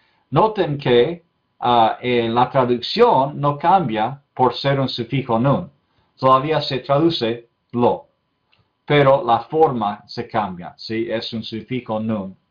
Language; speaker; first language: Spanish; non-native, fluent; English